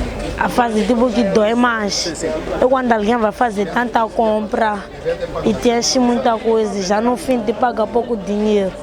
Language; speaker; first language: Portuguese; non-native, local second language; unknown